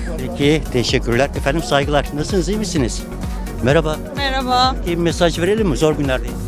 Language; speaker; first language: Turkish; native; Turkish